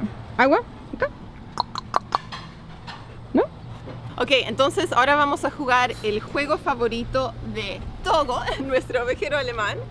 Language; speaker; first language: Spanish; early bilingual, heritage; Spanish